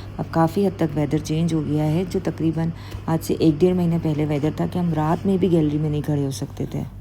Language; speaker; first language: Urdu; native; Urdu